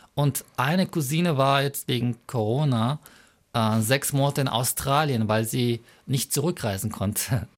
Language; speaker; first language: German; early bilingual, other home language; Mongolian